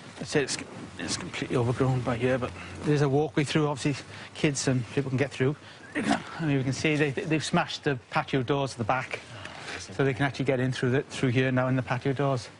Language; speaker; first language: English; native; English